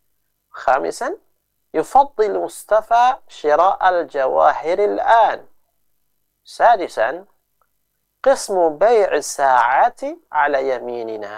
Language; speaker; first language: Arabic; non-native, fluent; Indonesian